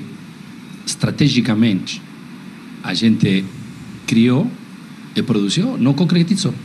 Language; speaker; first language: Portuguese; non-native, learner; Spanish